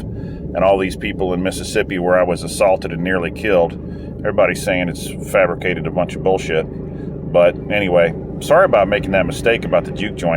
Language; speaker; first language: English; native; English